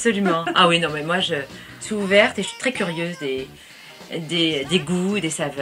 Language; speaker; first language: French; early bilingual, other home language; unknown